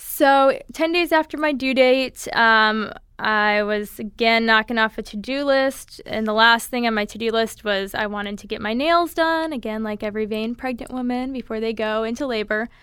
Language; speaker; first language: English; native; English